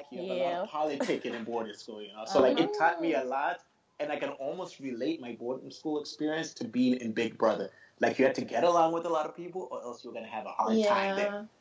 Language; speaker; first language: English; non-native, local second language; Shona